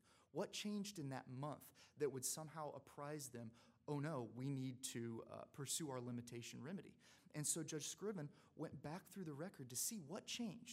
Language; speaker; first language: English; native; English